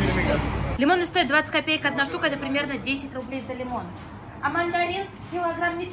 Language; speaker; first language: Russian; native; Russian